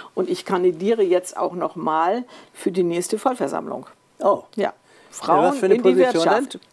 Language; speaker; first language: German; native; German